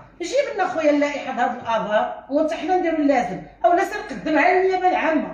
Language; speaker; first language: Arabic; native; Arabic